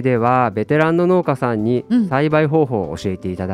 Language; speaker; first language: Japanese; native; Japanese